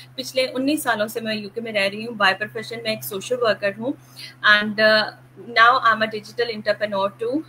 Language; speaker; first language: Urdu; native; Urdu